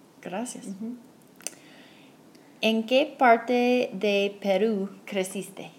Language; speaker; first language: Spanish; non-native, fluent; English